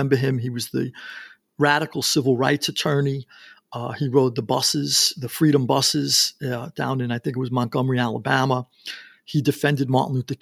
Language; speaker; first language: English; native; English